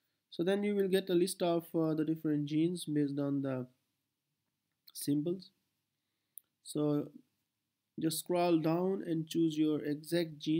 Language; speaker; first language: English; non-native, local second language; Urdu